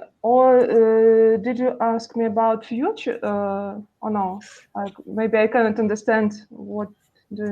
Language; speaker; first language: English; non-native, learner; Russian